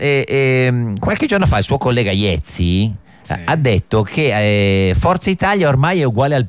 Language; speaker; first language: Italian; native; Italian